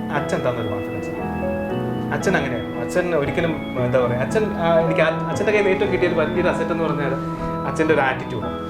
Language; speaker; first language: Malayalam; non-native, local second language; Tamil